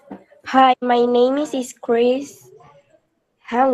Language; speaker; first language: English; non-native, learner; Spanish